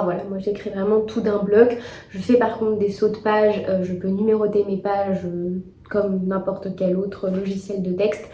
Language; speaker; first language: French; native; French